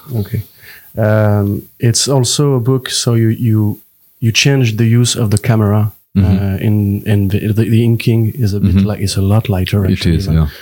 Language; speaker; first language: English; non-native, fluent; French